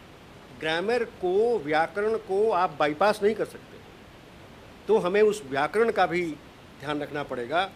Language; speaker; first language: Hindi; native; Hindi